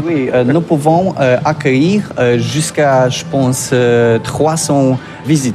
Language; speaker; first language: French; non-native, learner; Polish